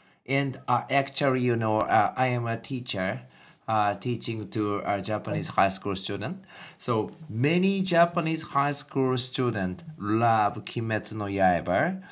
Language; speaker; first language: English; non-native, learner; Japanese